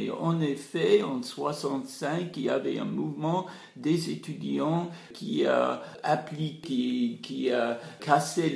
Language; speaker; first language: French; non-native, fluent; English